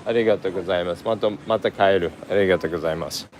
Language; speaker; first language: Japanese; non-native, learner; English